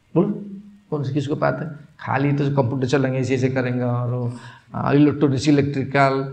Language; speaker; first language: Hindi; non-native, local second language; Odia